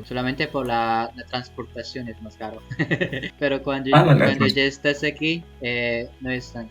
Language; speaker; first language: Spanish; non-native, fluent; Filipino